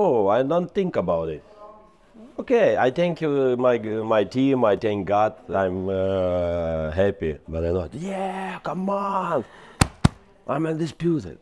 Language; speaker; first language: English; non-native, learner; Ukrainian